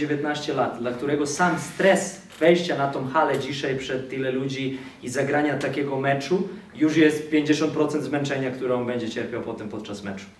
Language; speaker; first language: Polish; non-native, fluent; Serbian